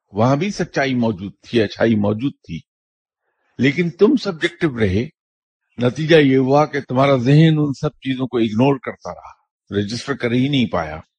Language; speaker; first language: Urdu; non-native, local second language; Punjabi